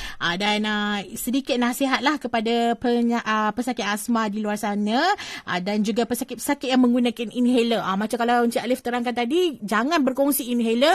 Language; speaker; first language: Malay; native; Malay